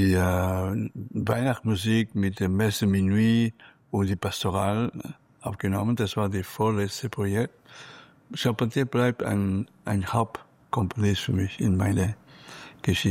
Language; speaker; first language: German; non-native, fluent; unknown